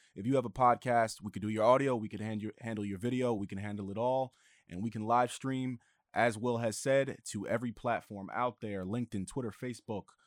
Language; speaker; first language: English; native; English